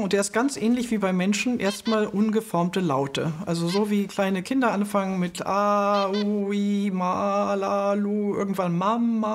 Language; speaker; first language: German; native; German